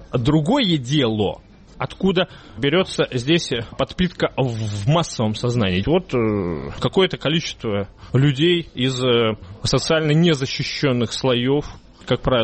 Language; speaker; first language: Russian; native; Russian